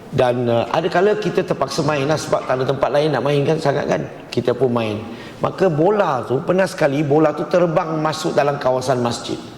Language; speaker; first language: Malay; non-native, local second language; Chinese